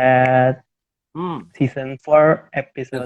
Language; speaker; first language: English; non-native, learner; Indonesian